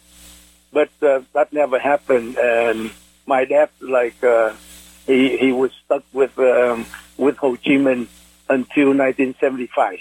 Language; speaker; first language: English; non-native, fluent; Vietnamese